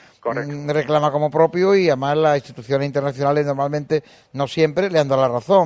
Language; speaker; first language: Spanish; native; Spanish